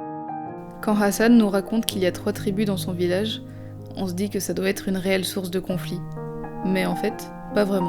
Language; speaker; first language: French; native; French